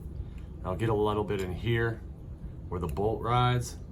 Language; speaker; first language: English; native; English